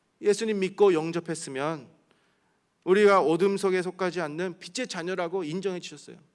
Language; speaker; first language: Korean; early bilingual, heritage; Korean